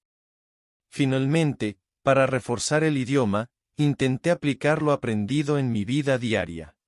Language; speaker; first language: Spanish; non-native, fluent; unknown